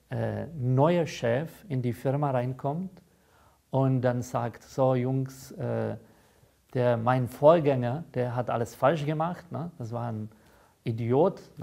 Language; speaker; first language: German; non-native, fluent; Czech